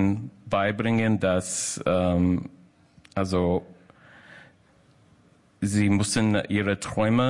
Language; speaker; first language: German; non-native, learner; English